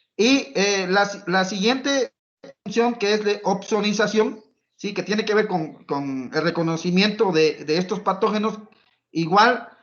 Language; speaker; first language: Spanish; native; Spanish